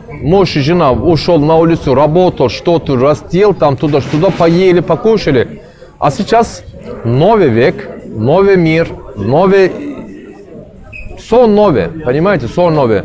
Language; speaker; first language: Russian; non-native, learner; Turkish